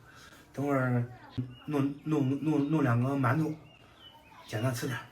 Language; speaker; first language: Chinese; native; Chinese